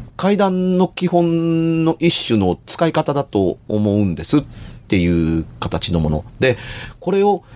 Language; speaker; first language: Japanese; native; Japanese